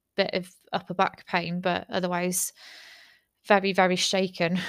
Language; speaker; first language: English; native; English